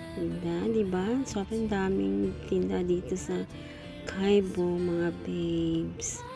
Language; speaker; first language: Filipino; non-native, local second language; Cebuano